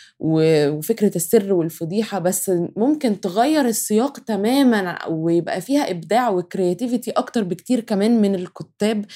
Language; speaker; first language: Arabic; native; Arabic